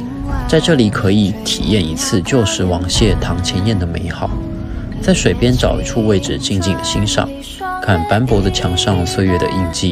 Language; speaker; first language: Chinese; native; Chinese